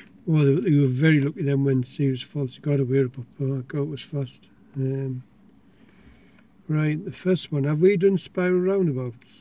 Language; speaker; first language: English; native; English